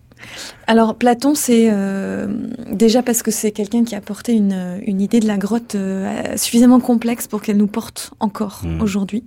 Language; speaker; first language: French; native; French